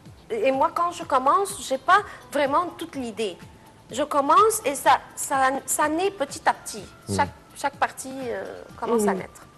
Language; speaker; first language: French; non-native, fluent; Arabic